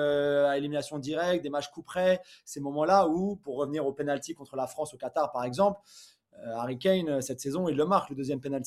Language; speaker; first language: French; native; French